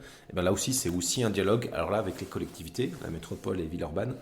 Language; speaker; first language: French; native; French